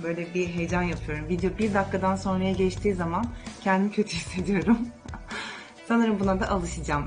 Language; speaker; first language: Turkish; native; Turkish